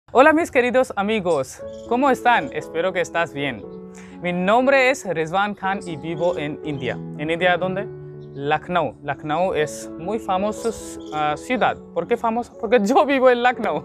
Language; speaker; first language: Spanish; non-native, learner; Hindi